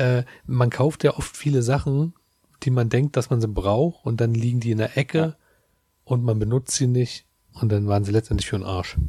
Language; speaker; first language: German; native; German